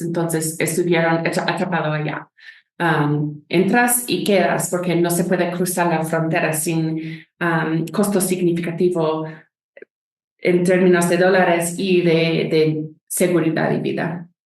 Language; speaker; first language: Spanish; non-native, fluent; English